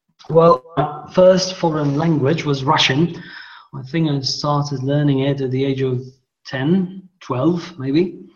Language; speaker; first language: English; non-native, fluent; Polish